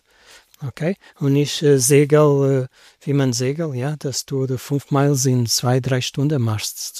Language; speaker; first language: German; non-native, learner; Portuguese